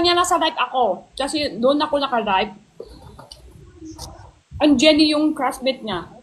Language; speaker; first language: Filipino; non-native, learner; Chinese